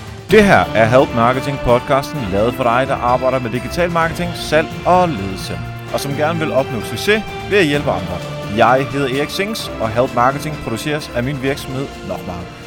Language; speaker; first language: Danish; native; Danish